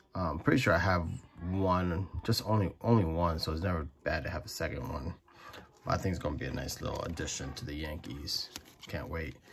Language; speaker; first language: English; native; English